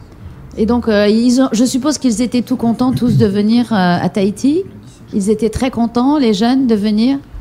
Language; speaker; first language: French; native; French